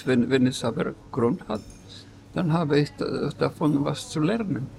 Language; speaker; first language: German; non-native, fluent; Estonian